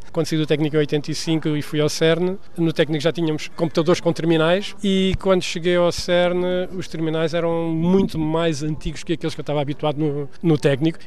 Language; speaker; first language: Portuguese; native; Portuguese